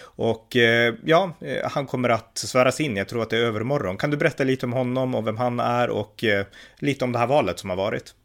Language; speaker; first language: Swedish; native; Swedish